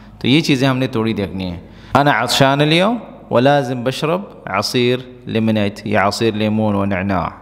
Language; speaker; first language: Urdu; non-native, local second language; Pashto